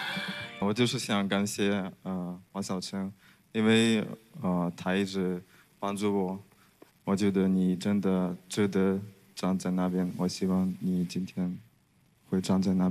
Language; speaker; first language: Chinese; non-native, fluent; Russian